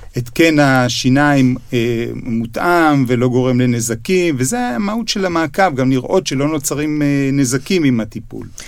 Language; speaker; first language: Hebrew; native; Hebrew